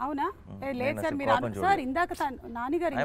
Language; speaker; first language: Telugu; native; Telugu